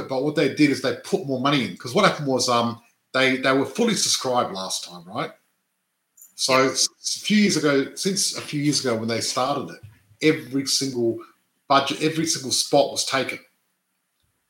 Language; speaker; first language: English; native; English